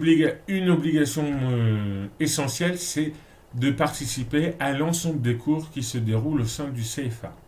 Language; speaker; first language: French; native; French